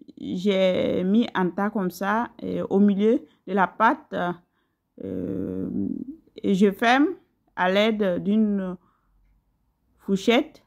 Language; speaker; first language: French; non-native, local second language; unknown